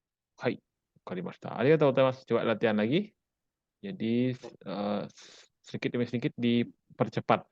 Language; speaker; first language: Indonesian; native; Indonesian